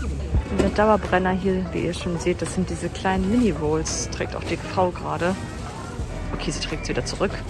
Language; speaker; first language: German; native; German